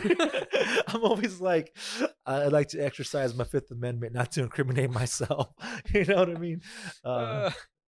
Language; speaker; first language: English; early bilingual, other home language; Spanish